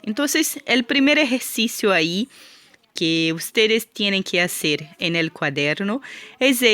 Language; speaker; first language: Spanish; non-native, fluent; Portuguese